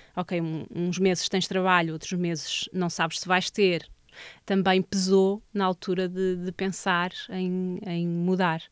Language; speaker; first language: Portuguese; native; Portuguese